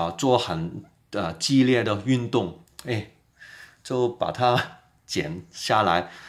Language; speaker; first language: Chinese; non-native, local second language; Cantonese